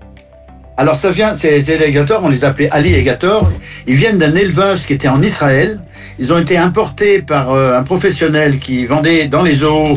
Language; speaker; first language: French; native; French